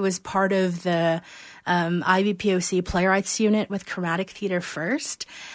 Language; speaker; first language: English; non-native, local second language; Filipino